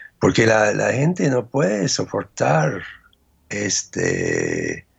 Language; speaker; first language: Spanish; non-native, fluent; English